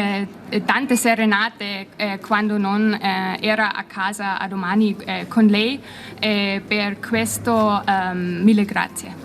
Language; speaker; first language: Italian; non-native, fluent; German